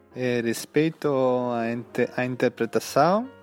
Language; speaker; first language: Portuguese; non-native, learner; Greek